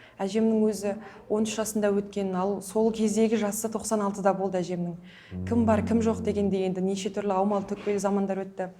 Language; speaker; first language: Kazakh; early bilingual, heritage; Kazakh